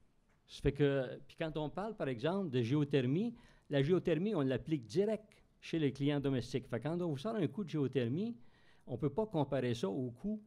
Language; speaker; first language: French; native; French